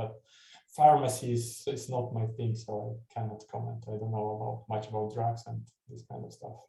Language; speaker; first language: English; non-native, fluent; Estonian